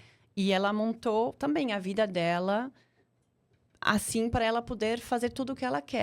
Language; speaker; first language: Portuguese; non-native, fluent; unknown